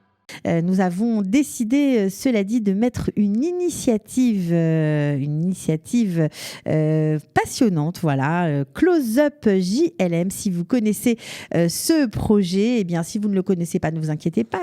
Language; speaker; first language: French; native; French